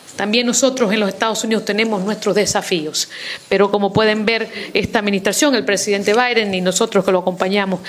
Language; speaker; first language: Spanish; early bilingual, heritage; Spanish